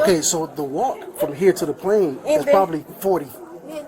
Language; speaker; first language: English; native; English